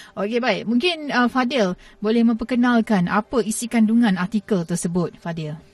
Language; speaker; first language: Malay; native; Malay